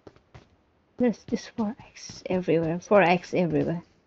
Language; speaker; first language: English; non-native, learner; Indonesian